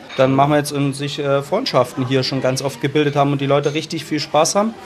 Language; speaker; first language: German; native; German